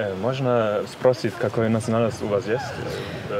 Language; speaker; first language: Russian; non-native, learner; German